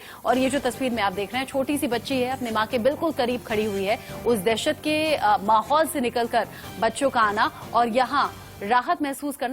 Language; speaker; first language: Hindi; native; Hindi